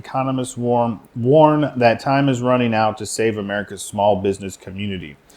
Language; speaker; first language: English; native; English